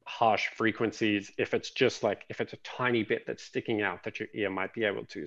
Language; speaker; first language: English; native; English